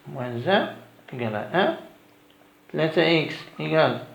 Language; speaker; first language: French; non-native, local second language; Arabic